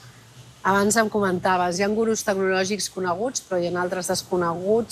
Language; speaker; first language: Catalan; native; Catalan